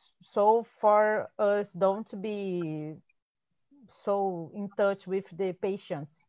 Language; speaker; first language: English; non-native, learner; Portuguese